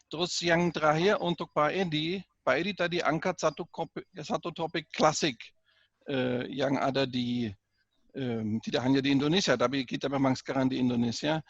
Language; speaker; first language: Indonesian; non-native, fluent; German